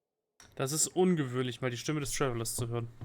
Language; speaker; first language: German; native; German